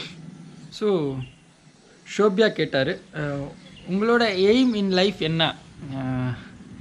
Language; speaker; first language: Tamil; non-native, local second language; Hindi